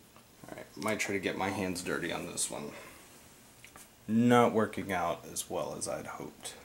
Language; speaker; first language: English; native; English